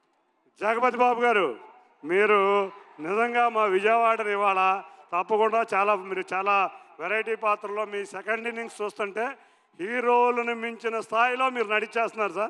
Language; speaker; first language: Telugu; native; Telugu